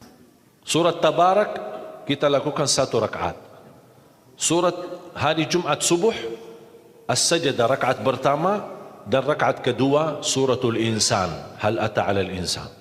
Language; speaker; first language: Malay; non-native, fluent; Arabic